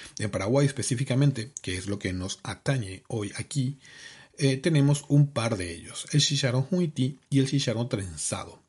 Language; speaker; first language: Spanish; native; Spanish